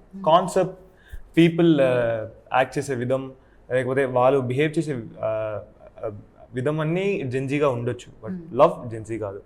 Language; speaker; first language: Telugu; non-native, local second language; Tamil